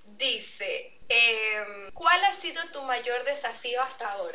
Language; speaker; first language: Portuguese; non-native, fluent; Spanish